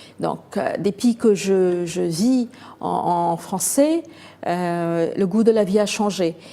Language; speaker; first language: French; non-native, fluent; Bangla